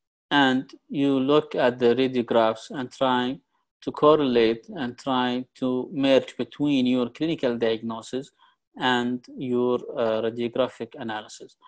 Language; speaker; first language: English; non-native, fluent; Arabic